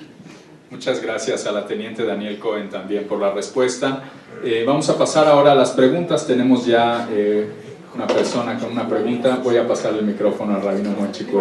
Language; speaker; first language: Spanish; native; Spanish